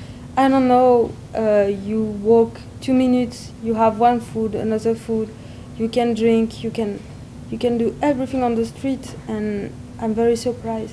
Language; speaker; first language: English; non-native, learner; French